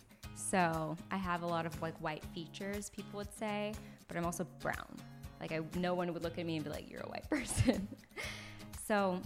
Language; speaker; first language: English; early bilingual, other home language; French